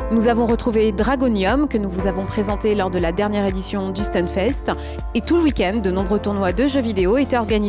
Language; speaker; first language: French; native; French